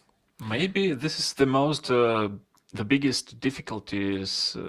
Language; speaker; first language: English; non-native, fluent; Russian